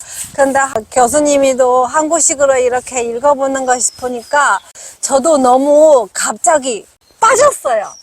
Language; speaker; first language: Korean; non-native, fluent; Chinese